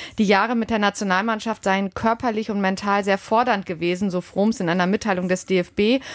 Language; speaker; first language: German; native; German